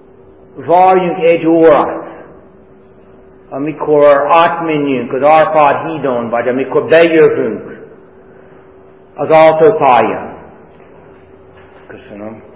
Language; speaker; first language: Hungarian; non-native, fluent; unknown